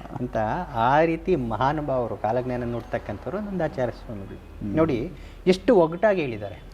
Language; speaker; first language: Kannada; native; Kannada